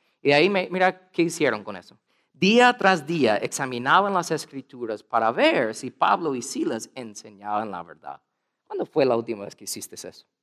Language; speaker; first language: Spanish; non-native, fluent; English